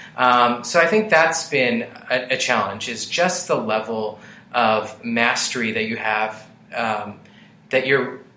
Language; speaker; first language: English; native; English